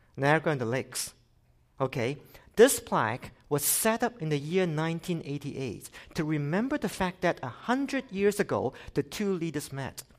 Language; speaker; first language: English; non-native, local second language; Cantonese